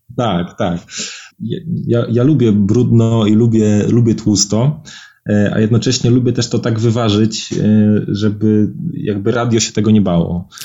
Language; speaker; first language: Polish; native; Polish